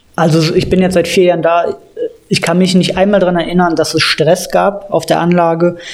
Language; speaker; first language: German; native; German